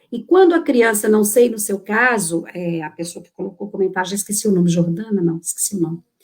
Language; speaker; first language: Portuguese; native; Portuguese